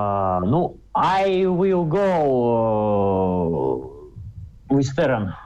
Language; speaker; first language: English; non-native, learner; Russian